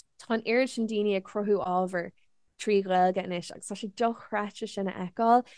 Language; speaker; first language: Irish; non-native, local second language; English